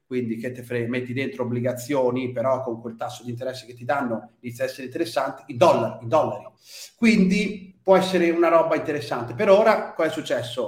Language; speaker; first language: Italian; native; Italian